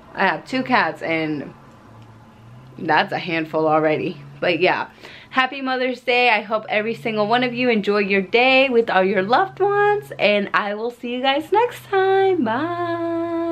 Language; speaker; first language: English; early bilingual, other home language; Spanish